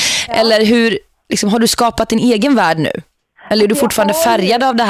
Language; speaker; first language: Swedish; native; Swedish